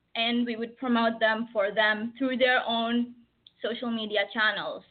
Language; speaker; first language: English; early bilingual, other home language; Arabic